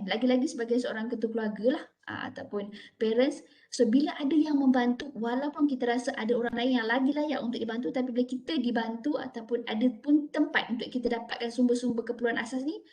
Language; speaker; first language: Malay; native; Malay